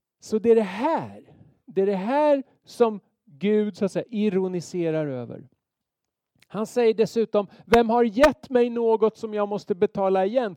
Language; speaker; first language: Swedish; native; Swedish